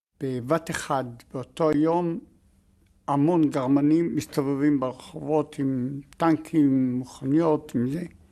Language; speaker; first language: Hebrew; non-native, fluent; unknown